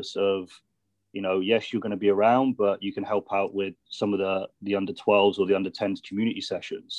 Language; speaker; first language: English; native; English